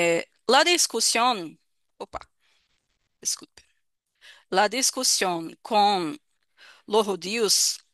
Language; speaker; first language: Spanish; non-native, fluent; Portuguese